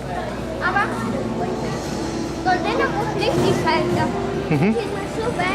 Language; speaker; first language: German; native; German